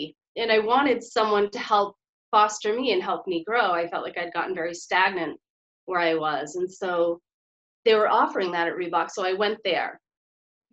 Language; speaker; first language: English; native; English